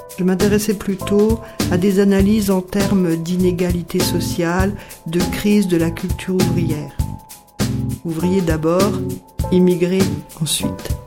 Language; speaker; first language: French; native; French